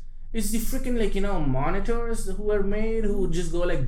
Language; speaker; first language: English; non-native, local second language; Hindi